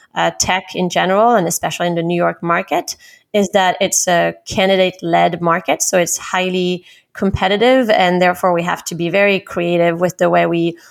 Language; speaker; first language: English; non-native, fluent; French